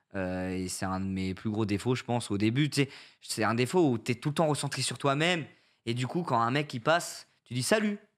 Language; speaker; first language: French; native; French